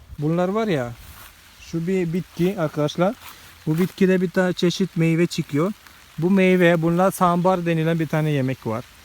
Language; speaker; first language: Turkish; non-native, fluent; Malayalam